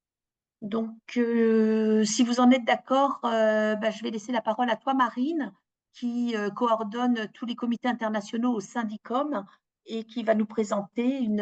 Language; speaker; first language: French; native; French